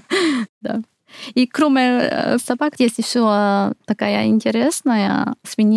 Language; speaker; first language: Russian; non-native, fluent; Hungarian